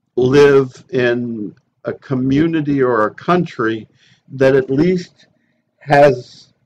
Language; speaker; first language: English; early bilingual, other home language; Spanish